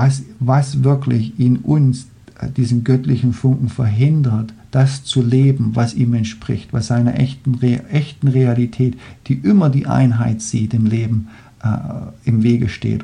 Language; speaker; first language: German; non-native, fluent; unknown